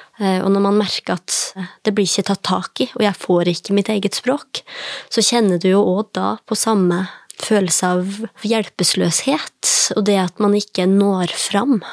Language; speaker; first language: Norwegian; native; Norwegian